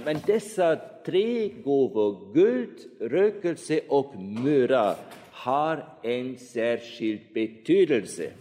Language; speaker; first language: Swedish; non-native, fluent; German